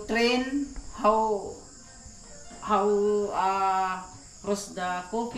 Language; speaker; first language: English; non-native, learner; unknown